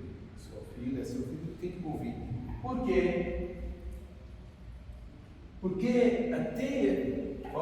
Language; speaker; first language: Portuguese; non-native, fluent; Arabic